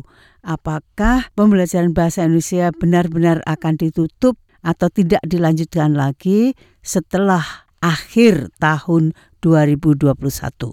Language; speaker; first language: Indonesian; native; Indonesian